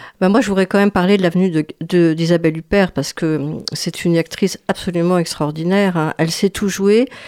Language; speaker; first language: French; native; French